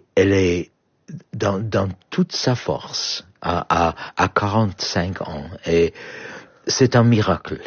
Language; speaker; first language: French; non-native, fluent; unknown